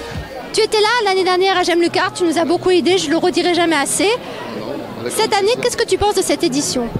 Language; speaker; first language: French; native; French